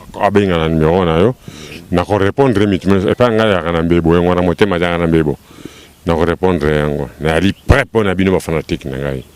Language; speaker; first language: Lingala; native; Lingala